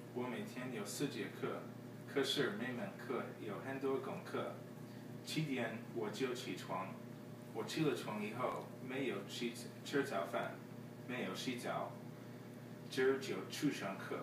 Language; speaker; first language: Chinese; non-native, learner; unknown